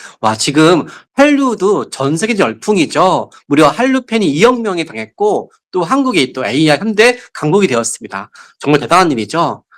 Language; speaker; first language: Korean; native; Korean